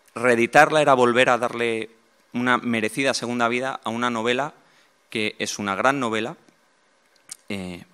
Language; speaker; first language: Spanish; native; Spanish